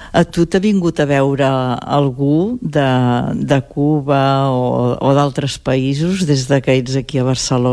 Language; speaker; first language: Catalan; native; Catalan